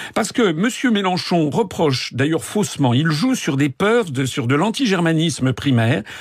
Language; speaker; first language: French; native; French